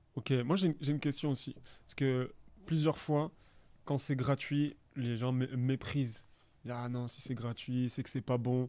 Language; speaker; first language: French; native; French